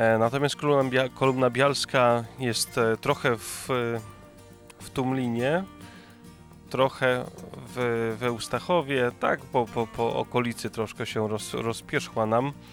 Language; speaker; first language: Polish; native; Polish